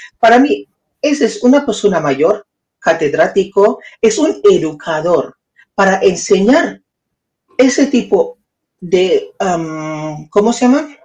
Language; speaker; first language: Spanish; non-native, fluent; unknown